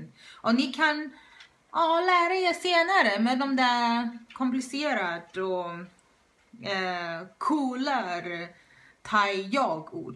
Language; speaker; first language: Swedish; non-native, fluent; Thai